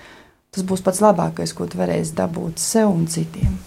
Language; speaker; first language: Latvian; native; Latvian